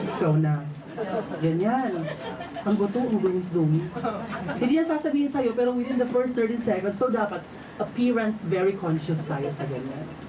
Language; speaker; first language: Filipino; non-native, local second language; Waray